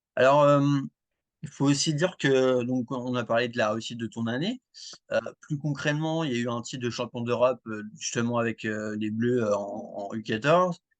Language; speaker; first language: French; native; French